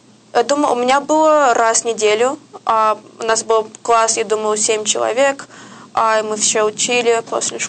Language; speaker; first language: Russian; early bilingual, heritage; Russian